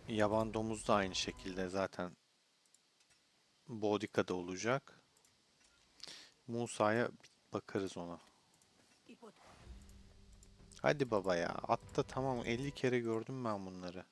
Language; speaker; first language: Turkish; native; Turkish